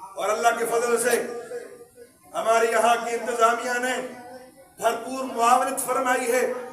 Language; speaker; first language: Urdu; non-native, local second language; Sindhi